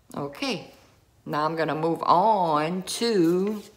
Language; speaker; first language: English; native; English